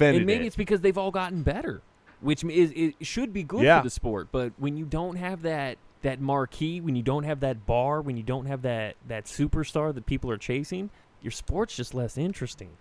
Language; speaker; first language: English; native; English